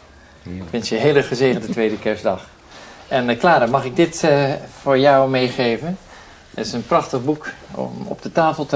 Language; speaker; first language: Dutch; native; Dutch